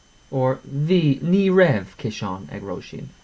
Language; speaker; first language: Irish; non-native, local second language; English